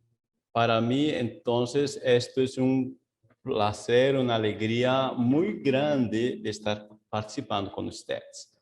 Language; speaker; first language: Spanish; non-native, fluent; Portuguese